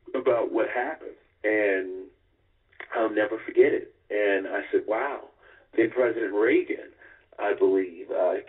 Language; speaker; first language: English; native; English